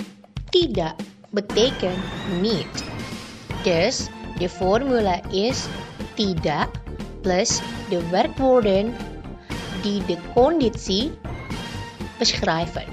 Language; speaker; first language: Dutch; non-native, learner; Indonesian